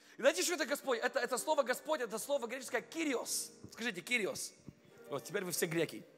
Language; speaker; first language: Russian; non-native, fluent; English